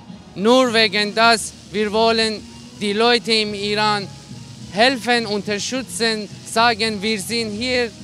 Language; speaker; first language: German; non-native, learner; Persian